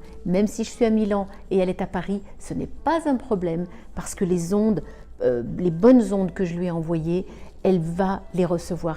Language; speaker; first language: French; native; French